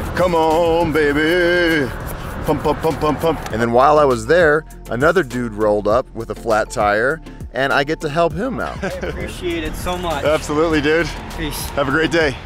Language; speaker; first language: English; native; English